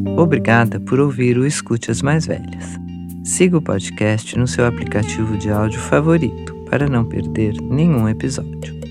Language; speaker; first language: Portuguese; native; Portuguese